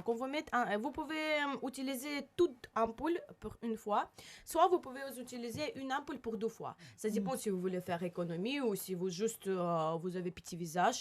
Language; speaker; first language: French; non-native, learner; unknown